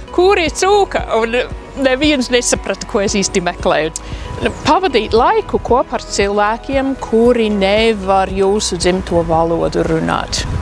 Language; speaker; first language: Latvian; non-native, fluent; English